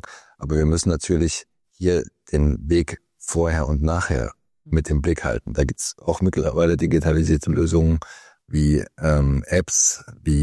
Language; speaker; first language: German; native; German